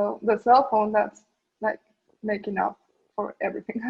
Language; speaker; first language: English; non-native, learner; Spanish